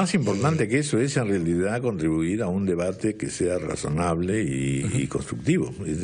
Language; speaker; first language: Spanish; native; Spanish